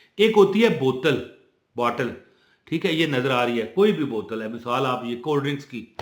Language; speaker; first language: Urdu; non-native, local second language; Punjabi